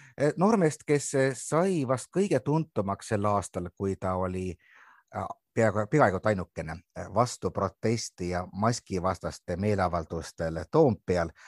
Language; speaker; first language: Estonian; native; Estonian